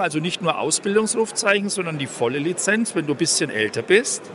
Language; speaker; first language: German; native; German